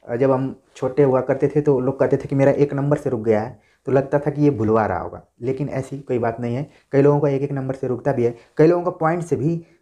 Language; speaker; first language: Hindi; native; Hindi